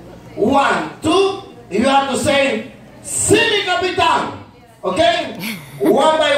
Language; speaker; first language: English; non-native, learner; Spanish